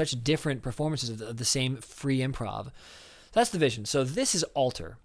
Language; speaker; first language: English; native; English